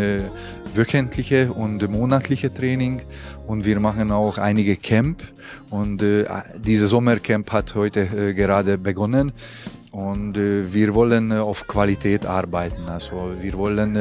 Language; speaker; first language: German; non-native, fluent; Hungarian